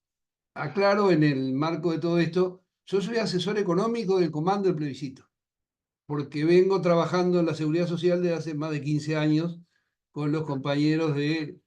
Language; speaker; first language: Spanish; native; Spanish